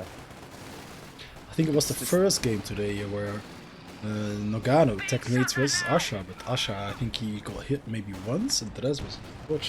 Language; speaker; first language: English; non-native, fluent; Dutch